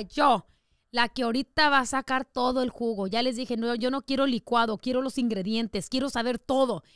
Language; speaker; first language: Spanish; early bilingual, heritage; Spanish